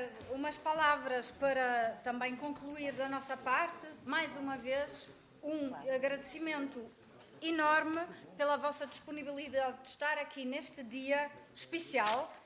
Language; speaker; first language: Portuguese; native; Portuguese